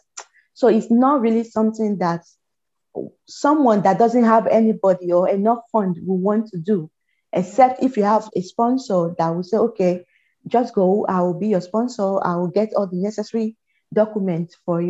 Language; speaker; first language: English; non-native, local second language; Yoruba